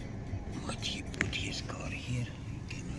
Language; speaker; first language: English; non-native, fluent; Dutch